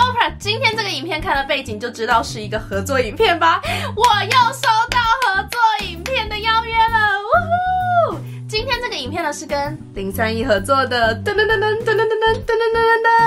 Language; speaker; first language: Chinese; native; Chinese